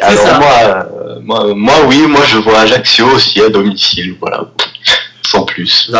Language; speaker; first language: French; native; French